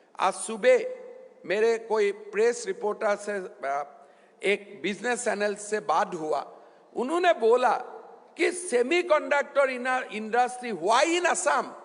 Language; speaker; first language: Hindi; non-native, local second language; Assamese